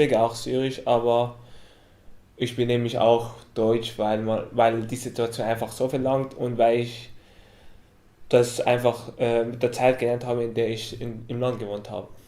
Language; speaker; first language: German; non-native, fluent; Arabic